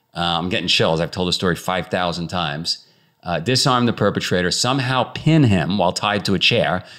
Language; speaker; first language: English; native; English